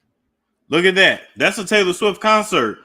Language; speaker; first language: English; native; English